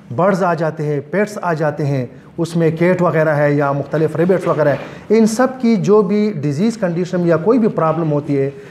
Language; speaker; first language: Urdu; non-native, local second language; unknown